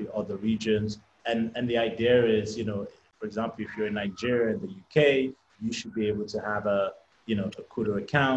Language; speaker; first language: English; native; English